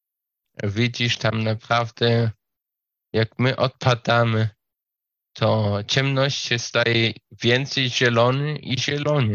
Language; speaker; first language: Polish; non-native, fluent; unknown